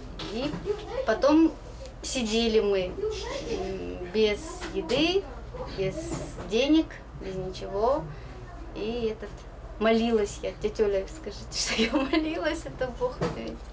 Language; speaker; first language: Russian; native; Russian